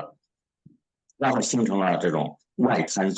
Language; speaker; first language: Chinese; native; Chinese